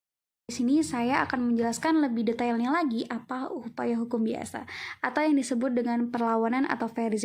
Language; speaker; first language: Indonesian; native; Indonesian